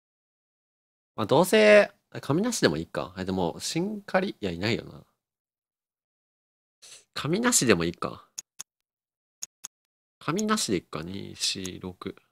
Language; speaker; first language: Japanese; native; Japanese